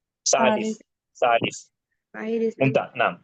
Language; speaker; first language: Arabic; non-native, fluent; Urdu